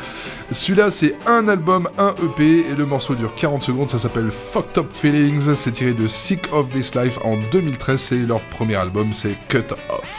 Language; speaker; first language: French; native; French